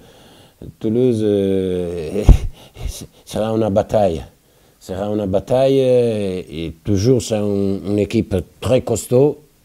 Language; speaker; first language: French; non-native, fluent; Italian